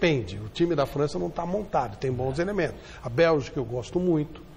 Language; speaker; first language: Portuguese; native; Portuguese